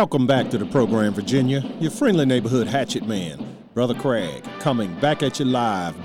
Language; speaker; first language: English; native; English